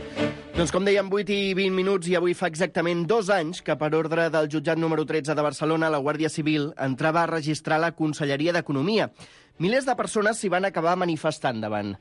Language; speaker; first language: Catalan; native; Catalan